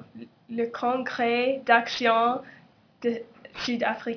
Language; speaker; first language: French; non-native, local second language; English